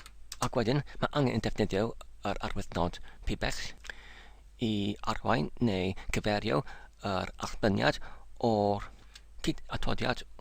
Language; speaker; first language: Welsh; non-native, learner; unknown